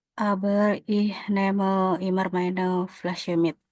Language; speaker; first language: German; non-native, learner; Indonesian